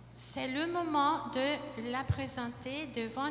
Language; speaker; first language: French; non-native, fluent; Portuguese